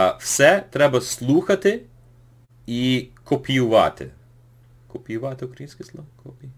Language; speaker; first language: Ukrainian; early bilingual, heritage; English